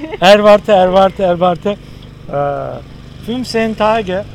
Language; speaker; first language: German; non-native, learner; Turkish